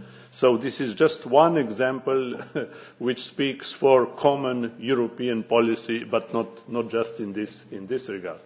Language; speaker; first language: English; non-native, fluent; Slovenian